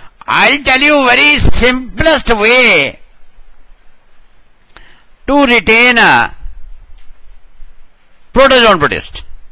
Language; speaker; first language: English; non-native, local second language; Hindi